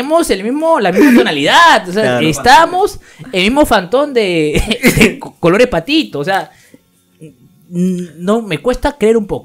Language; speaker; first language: Spanish; native; Spanish